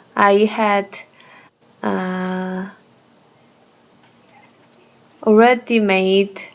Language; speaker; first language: English; non-native, learner; Korean